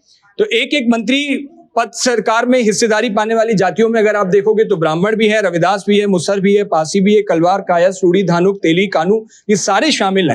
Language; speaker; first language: Hindi; native; Hindi